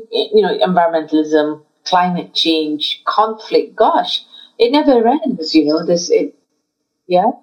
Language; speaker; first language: English; non-native, local second language; Tausug